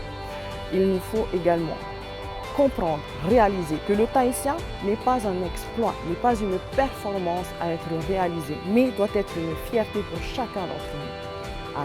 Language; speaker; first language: French; native; French